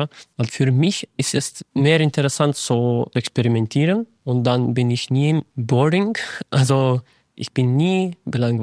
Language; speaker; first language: German; non-native, fluent; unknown